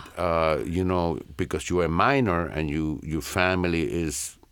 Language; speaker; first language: English; non-native, fluent; Spanish